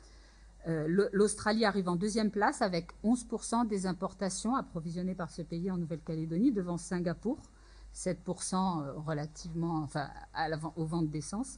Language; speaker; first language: French; native; French